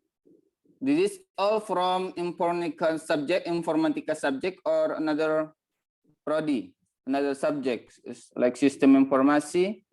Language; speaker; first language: English; non-native, learner; Indonesian